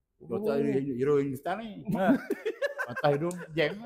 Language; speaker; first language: Malay; native; Malay